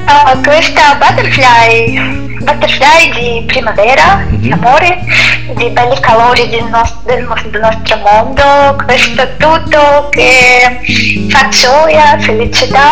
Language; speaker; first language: Italian; non-native, learner; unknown